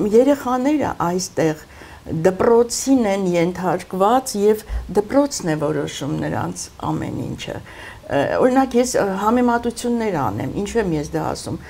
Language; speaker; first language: Armenian; native; Armenian